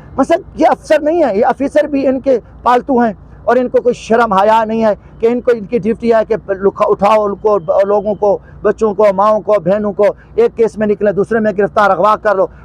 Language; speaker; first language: Urdu; non-native, local second language; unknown